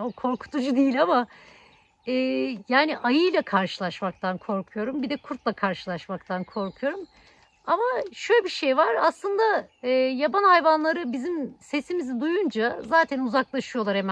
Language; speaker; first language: Turkish; native; Turkish